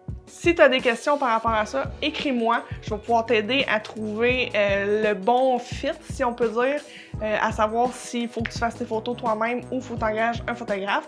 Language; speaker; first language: French; native; French